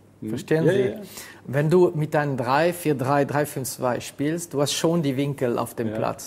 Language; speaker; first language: German; non-native, fluent; French